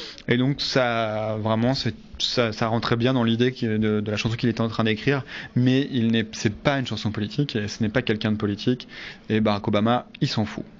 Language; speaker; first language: French; native; French